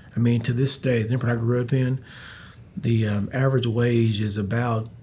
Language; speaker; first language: English; native; English